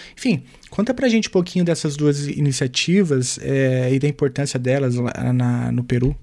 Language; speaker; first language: Portuguese; native; Portuguese